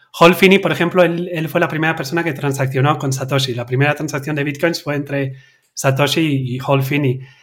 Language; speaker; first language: Spanish; native; Spanish